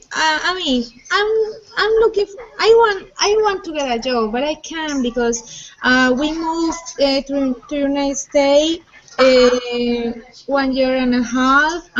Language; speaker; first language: English; non-native, learner; Spanish